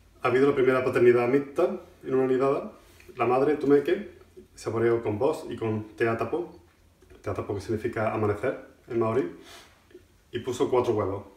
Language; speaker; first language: Spanish; native; Spanish